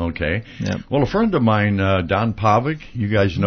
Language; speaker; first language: English; native; English